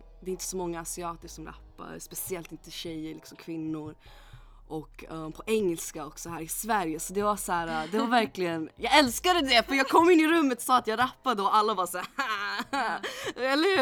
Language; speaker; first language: Swedish; early bilingual, other home language; English